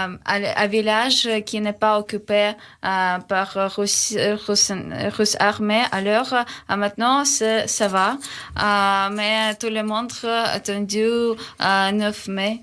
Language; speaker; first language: French; non-native, learner; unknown